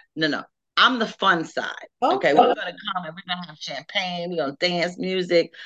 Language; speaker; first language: English; native; English